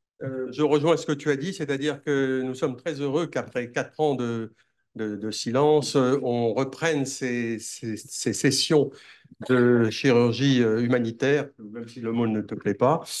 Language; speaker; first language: French; native; French